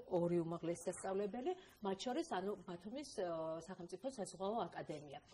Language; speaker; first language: Georgian; native; Georgian